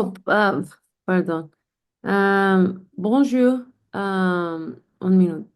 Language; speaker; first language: French; non-native, learner; English